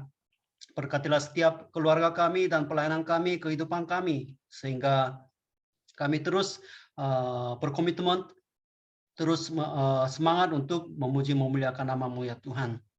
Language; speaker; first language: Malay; non-native, fluent; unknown